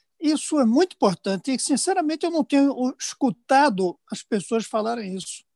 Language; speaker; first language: Portuguese; native; Portuguese